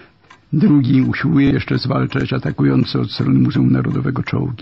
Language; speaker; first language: Polish; native; Polish